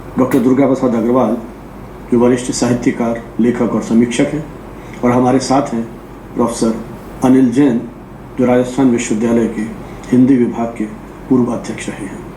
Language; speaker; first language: Hindi; native; Hindi